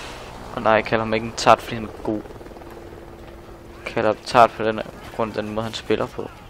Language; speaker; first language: Danish; native; Danish